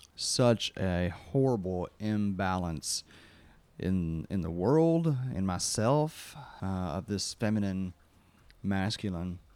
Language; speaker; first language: English; native; English